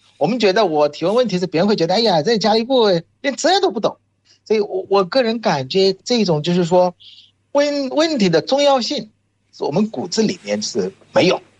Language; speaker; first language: Chinese; non-native, fluent; Bangla